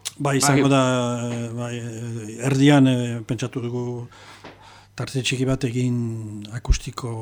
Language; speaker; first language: Basque; non-native, local second language; French